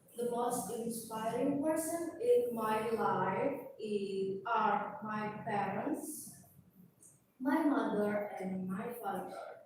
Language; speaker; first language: English; non-native, learner; Indonesian